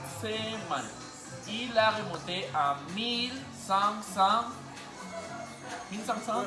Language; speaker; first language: French; non-native, learner; Spanish